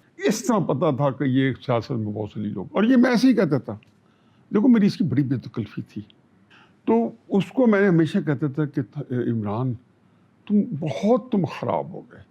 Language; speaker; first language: Urdu; non-native, local second language; Punjabi